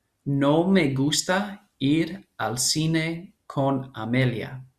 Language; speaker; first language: Spanish; non-native, learner; English